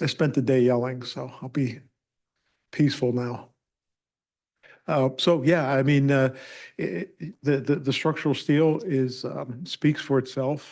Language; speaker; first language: English; native; English